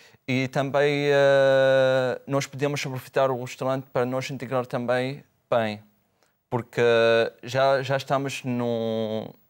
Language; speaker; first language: Portuguese; non-native, fluent; Arabic